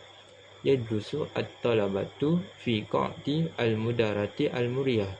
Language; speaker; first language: Arabic; non-native, learner; Malay